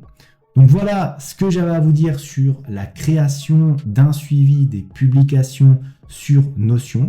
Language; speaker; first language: French; native; French